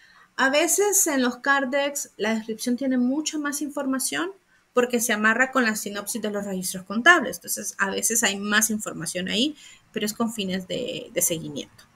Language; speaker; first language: Spanish; native; Spanish